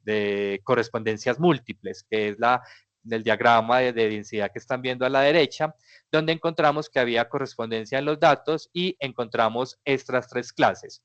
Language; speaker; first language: Spanish; native; Spanish